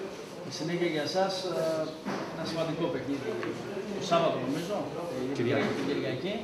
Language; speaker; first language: Greek; native; Greek